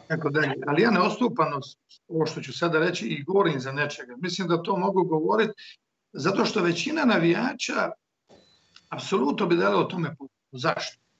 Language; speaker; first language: Croatian; native; Croatian